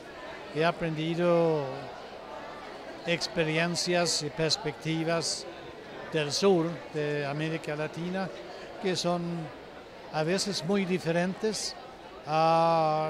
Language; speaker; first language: Spanish; non-native, fluent; Swedish